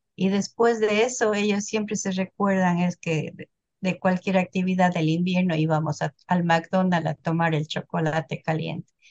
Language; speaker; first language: Spanish; native; Spanish